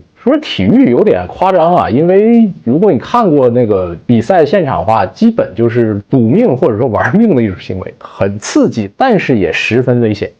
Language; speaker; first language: Chinese; native; Chinese